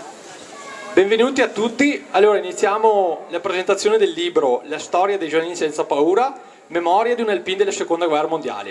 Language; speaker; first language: Italian; native; Italian